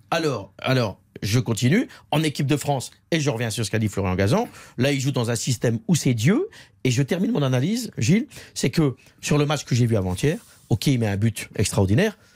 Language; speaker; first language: French; native; French